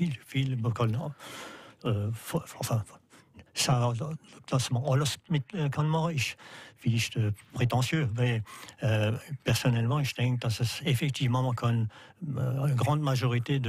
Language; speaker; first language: German; non-native, learner; French